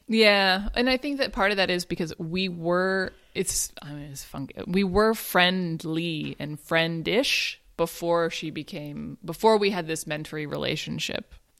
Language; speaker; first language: English; native; English